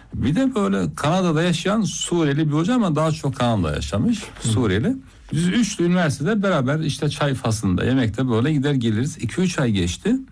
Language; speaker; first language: Turkish; native; Turkish